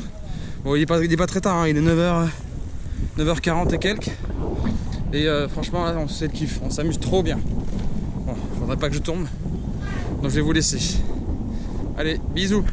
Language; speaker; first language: French; native; French